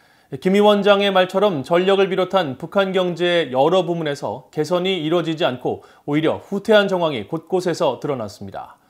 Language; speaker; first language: Korean; native; Korean